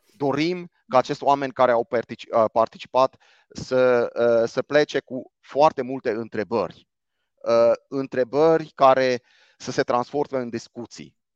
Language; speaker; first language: Romanian; non-native, local second language; Hungarian